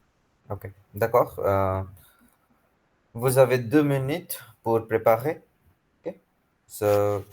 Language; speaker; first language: French; non-native, fluent; Hindi